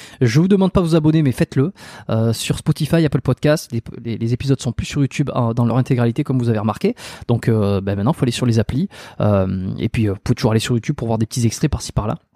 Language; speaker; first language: French; native; French